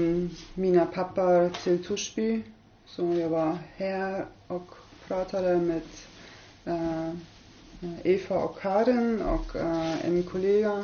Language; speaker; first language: Swedish; non-native, learner; German